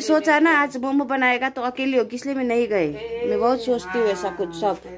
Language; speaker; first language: Hindi; non-native, local second language; Nepali